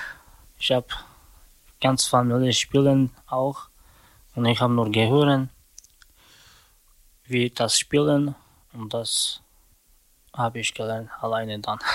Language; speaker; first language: German; non-native, learner; Romany